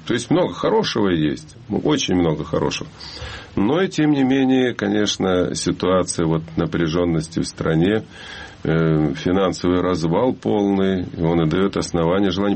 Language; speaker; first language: Russian; native; Russian